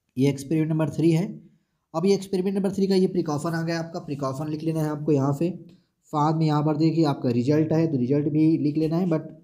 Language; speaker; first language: Hindi; native; Hindi